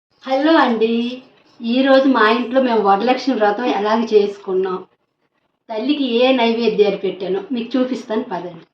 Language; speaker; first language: Telugu; native; Telugu